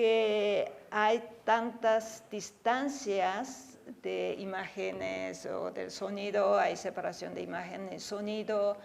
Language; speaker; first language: Spanish; non-native, fluent; Japanese